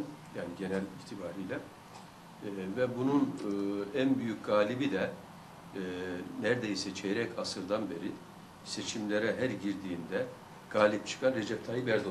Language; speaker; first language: Turkish; native; Turkish